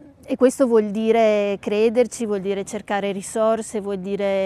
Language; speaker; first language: Italian; native; Italian